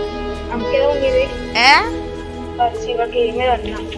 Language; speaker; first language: Catalan; non-native, local second language; Spanish